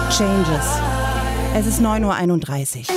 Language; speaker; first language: German; native; German